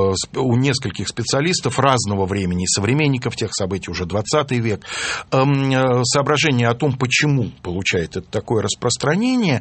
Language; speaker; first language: Russian; native; Russian